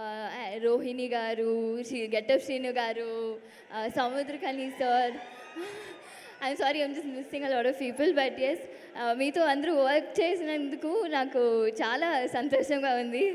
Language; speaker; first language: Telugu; non-native, learner; Tamil